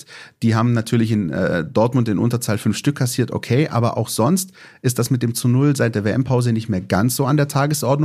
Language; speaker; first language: German; native; German